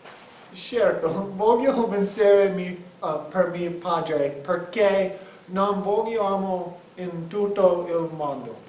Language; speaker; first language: Italian; non-native, learner; English